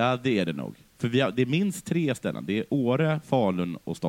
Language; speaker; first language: Swedish; native; Swedish